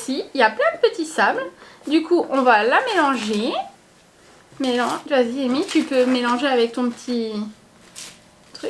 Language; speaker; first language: French; native; French